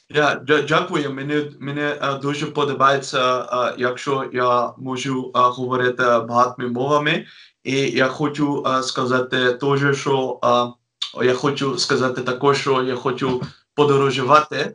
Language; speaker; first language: Ukrainian; non-native, learner; Dutch